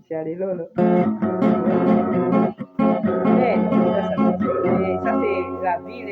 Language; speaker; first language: French; non-native, fluent; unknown